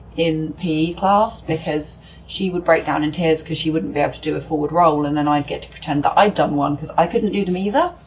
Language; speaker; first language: English; native; English